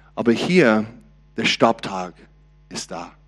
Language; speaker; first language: German; non-native, learner; English